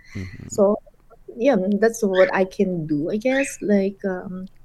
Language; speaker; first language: English; non-native, local second language; Filipino